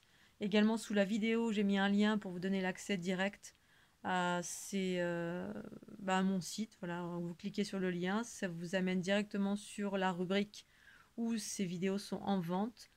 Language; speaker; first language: French; native; French